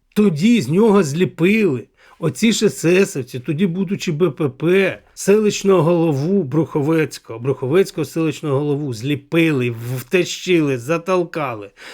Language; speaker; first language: Ukrainian; non-native, local second language; Russian